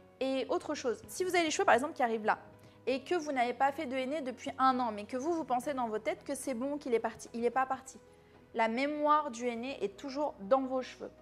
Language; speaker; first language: French; early bilingual, other home language; Arabic